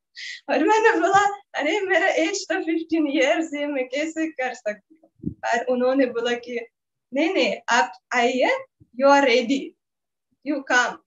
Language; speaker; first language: Hindi; non-native, learner; Russian